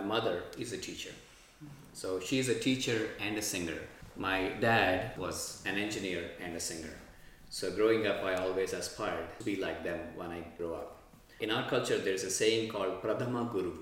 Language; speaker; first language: English; non-native, local second language; Telugu